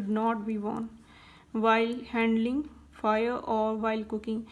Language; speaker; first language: English; non-native, local second language; Punjabi